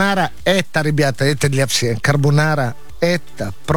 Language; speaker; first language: Russian; non-native, fluent; Italian